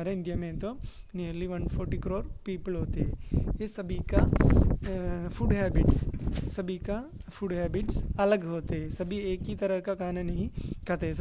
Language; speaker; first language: Hindi; non-native, local second language; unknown